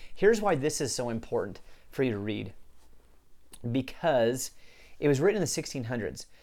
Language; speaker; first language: English; native; English